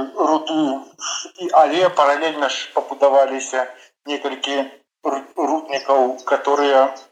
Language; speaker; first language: Belarusian; non-native, local second language; Russian